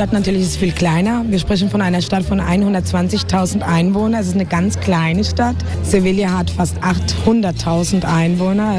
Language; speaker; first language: German; non-native, fluent; Spanish